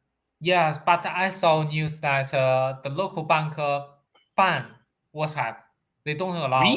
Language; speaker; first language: English; non-native, learner; Chinese